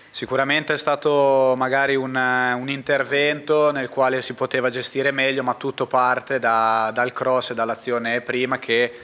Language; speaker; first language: Italian; native; Italian